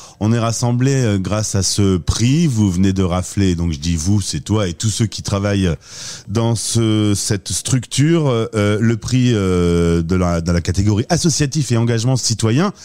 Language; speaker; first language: French; native; French